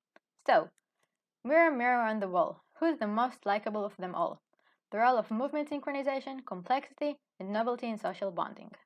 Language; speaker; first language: English; non-native, fluent; Hebrew